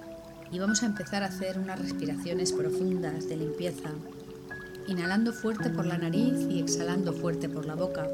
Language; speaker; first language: Spanish; native; Spanish